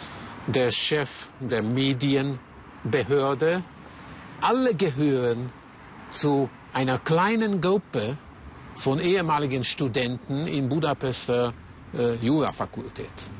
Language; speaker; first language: German; non-native, fluent; Hungarian